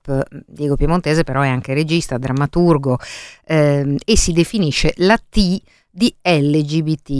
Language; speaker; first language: Italian; native; Italian